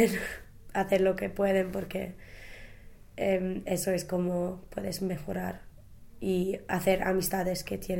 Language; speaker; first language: Spanish; non-native, fluent; English